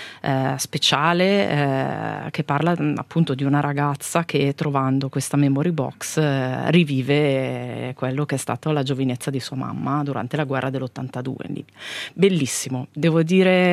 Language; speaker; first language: Italian; native; Italian